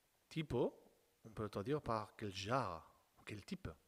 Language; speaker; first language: French; non-native, fluent; Spanish